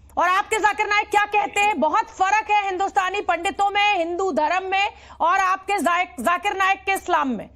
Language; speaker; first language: Hindi; native; Hindi